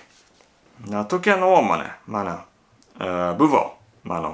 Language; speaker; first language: Lithuanian; non-native, learner; Japanese